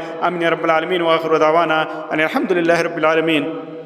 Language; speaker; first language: Urdu; native; Urdu